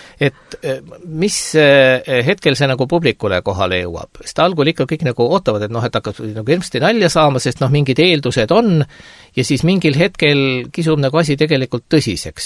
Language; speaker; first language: Estonian; native; Estonian